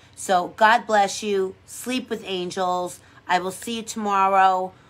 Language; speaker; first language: English; native; English